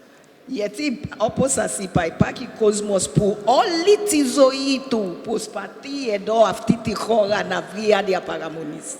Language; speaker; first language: Greek; non-native, learner; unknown